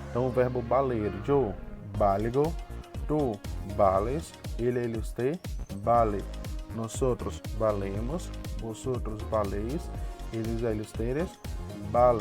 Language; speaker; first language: Spanish; non-native, fluent; Portuguese